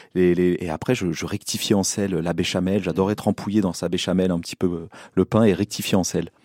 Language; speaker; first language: French; native; French